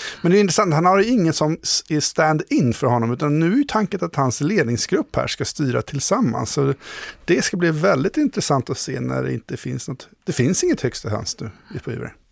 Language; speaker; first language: Swedish; native; Swedish